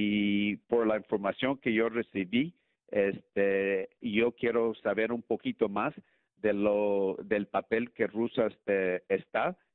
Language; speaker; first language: Spanish; early bilingual, heritage; Spanish